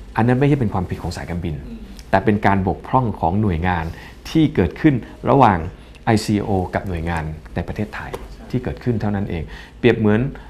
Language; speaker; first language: Thai; native; Thai